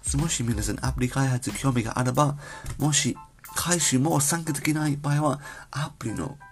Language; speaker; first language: Japanese; non-native, learner; English